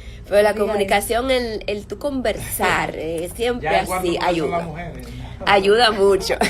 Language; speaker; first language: Spanish; native; Spanish